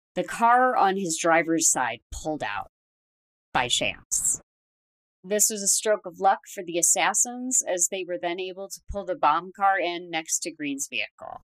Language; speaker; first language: English; native; English